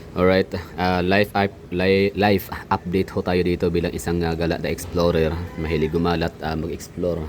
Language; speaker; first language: Filipino; native; Filipino